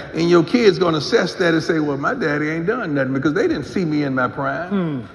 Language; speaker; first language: English; native; English